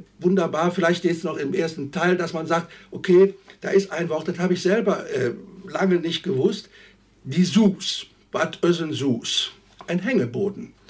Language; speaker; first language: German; native; German